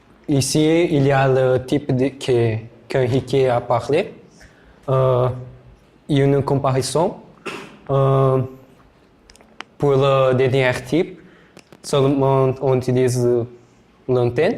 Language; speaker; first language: French; non-native, learner; Portuguese